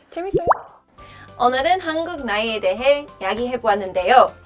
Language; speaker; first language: Korean; non-native, learner; English